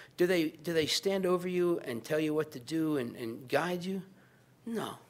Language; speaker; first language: English; native; English